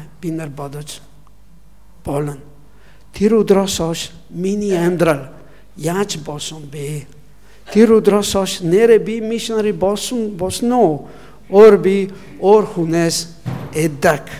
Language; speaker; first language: Mongolian; non-native, learner; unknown